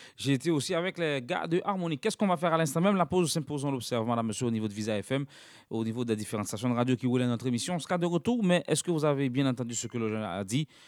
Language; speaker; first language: French; non-native, local second language; Haitian Creole